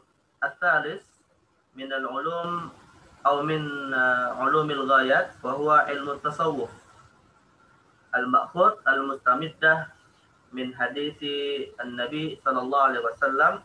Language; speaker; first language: Arabic; non-native, fluent; Indonesian